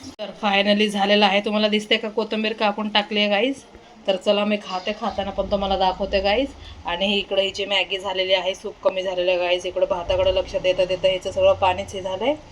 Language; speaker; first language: Marathi; non-native, local second language; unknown